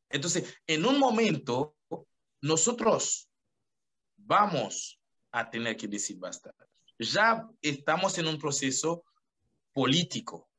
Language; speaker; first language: Spanish; non-native, fluent; Haitian Creole